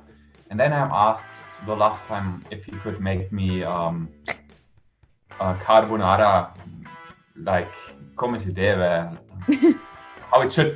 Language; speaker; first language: English; non-native, fluent; German